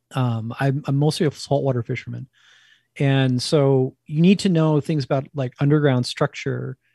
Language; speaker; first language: English; native; English